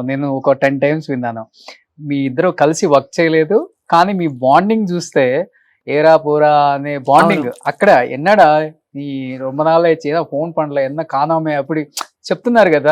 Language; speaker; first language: Telugu; native; Telugu